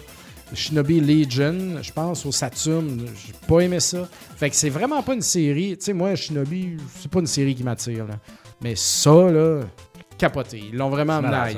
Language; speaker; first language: French; native; French